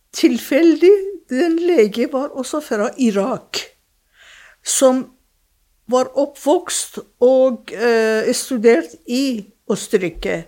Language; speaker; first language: Norwegian; non-native, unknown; Persian